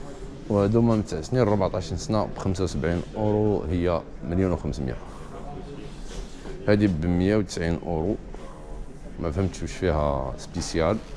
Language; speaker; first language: Arabic; native; Arabic